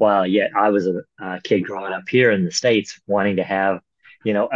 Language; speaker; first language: English; native; English